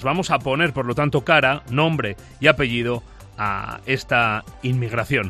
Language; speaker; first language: Spanish; native; Spanish